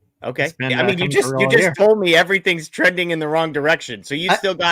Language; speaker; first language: English; native; English